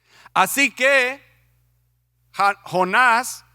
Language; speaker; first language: Spanish; non-native, fluent; English